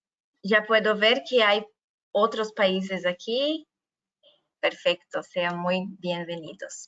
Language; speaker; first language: Spanish; non-native, fluent; Portuguese